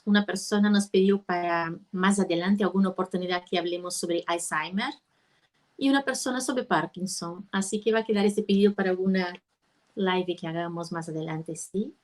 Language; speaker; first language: Spanish; non-native, fluent; Portuguese